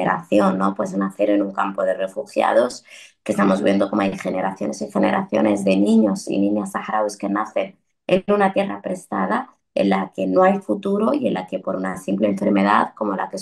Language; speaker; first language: Spanish; early bilingual, other home language; Arabic